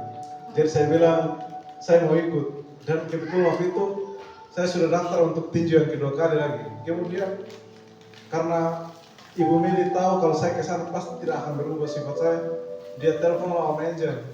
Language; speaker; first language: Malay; non-native, local second language; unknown